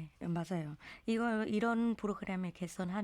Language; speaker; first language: Korean; non-native, learner; Vietnamese